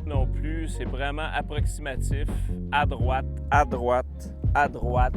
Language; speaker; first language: French; native; French